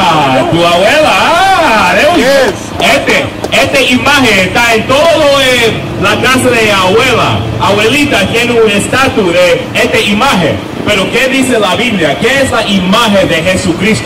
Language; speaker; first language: Spanish; non-native, learner; English